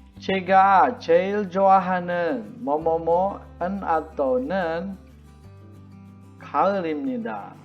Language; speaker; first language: Korean; non-native, learner; Indonesian